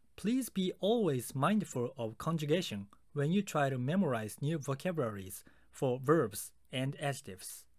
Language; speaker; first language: English; non-native, fluent; Japanese